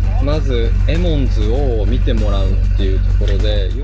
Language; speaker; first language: Japanese; native; Japanese